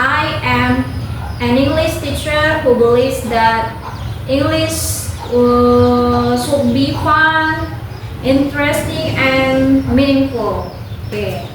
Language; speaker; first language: English; non-native, local second language; Indonesian